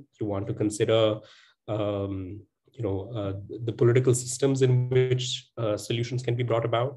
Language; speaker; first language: English; non-native, local second language; Hindi